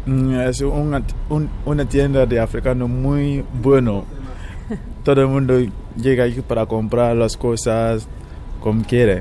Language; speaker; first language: Spanish; non-native, learner; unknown